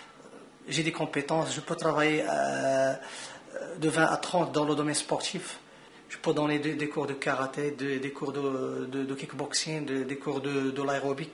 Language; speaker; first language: French; non-native, local second language; Arabic